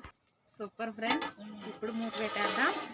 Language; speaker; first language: Telugu; native; Telugu